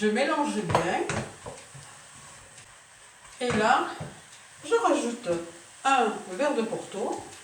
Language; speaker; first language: French; native; French